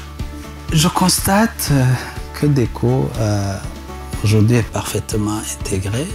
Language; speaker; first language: French; non-native, local second language; Rundi